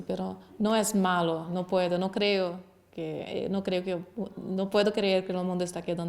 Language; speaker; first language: Spanish; non-native, learner; Portuguese